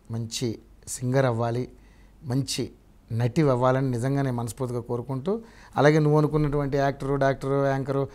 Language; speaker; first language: Telugu; native; Telugu